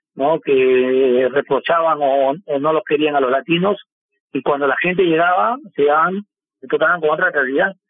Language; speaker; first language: Spanish; native; Spanish